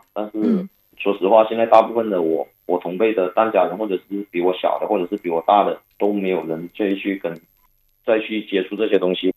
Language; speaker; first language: Chinese; non-native, local second language; Cantonese